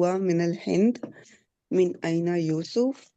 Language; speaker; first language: Arabic; non-native, learner; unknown